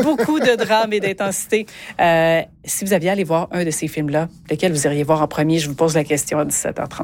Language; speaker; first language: French; native; French